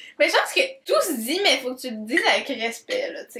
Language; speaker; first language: French; native; French